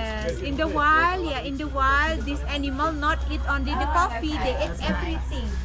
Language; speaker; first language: English; non-native, learner; Balinese